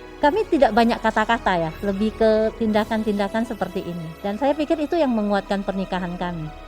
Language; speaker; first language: Indonesian; non-native, local second language; Hakka Chinese